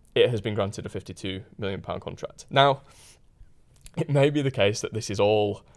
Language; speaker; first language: English; native; English